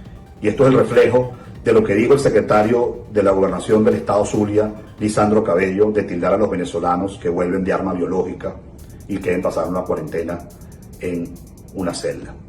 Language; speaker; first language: Spanish; native; Spanish